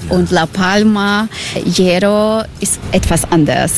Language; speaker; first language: German; non-native, learner; Croatian